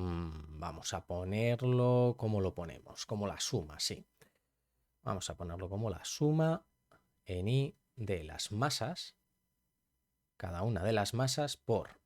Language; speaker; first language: Spanish; native; Spanish